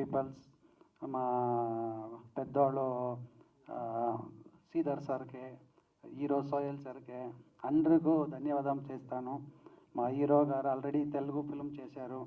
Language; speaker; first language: Telugu; non-native, learner; Kannada